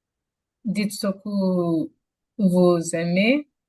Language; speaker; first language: French; non-native, learner; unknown